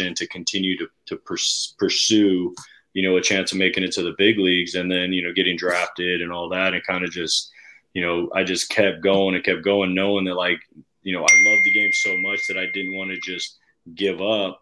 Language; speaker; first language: English; native; English